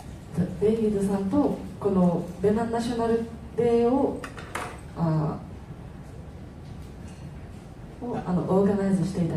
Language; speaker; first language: Japanese; non-native, fluent; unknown